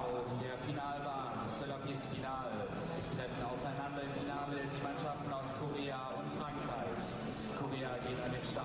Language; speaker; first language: German; native; German